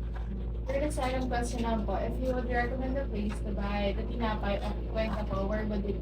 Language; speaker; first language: English; non-native, local second language; Filipino